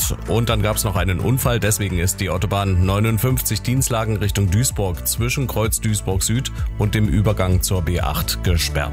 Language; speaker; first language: German; native; German